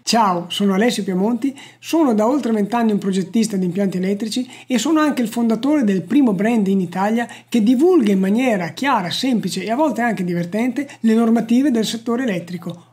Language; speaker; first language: Italian; native; Italian